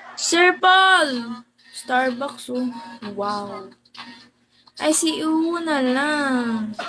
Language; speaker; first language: Filipino; non-native, local second language; Cebuano